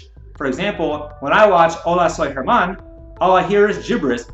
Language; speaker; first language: English; native; English